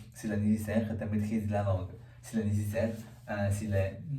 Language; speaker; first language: French; non-native, learner; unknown